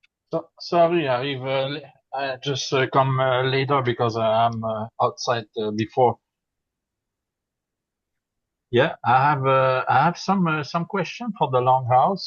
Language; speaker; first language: English; non-native, learner; French